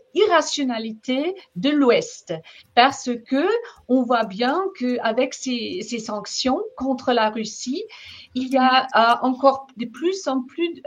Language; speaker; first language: French; non-native, fluent; German